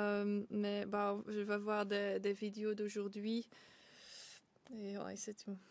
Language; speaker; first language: French; non-native, local second language; Dutch